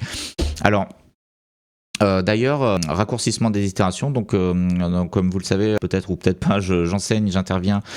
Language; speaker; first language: French; native; French